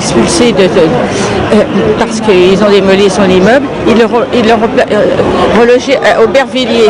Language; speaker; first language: French; native; French